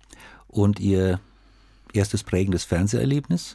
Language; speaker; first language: German; native; German